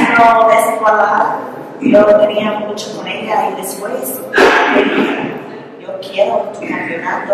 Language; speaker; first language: Spanish; non-native, learner; English